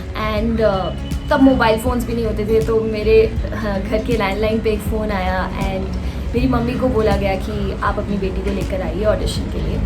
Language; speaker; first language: Hindi; native; Hindi